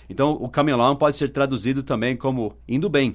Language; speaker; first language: Portuguese; non-native, fluent; English